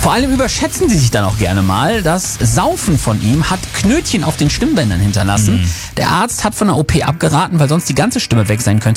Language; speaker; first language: German; native; German